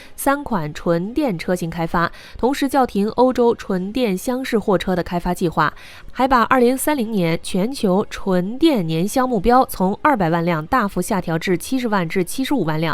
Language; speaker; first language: Chinese; native; Chinese